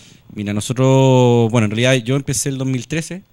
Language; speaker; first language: Spanish; native; Spanish